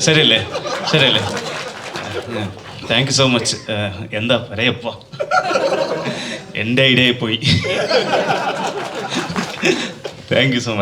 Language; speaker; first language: Malayalam; non-native, local second language; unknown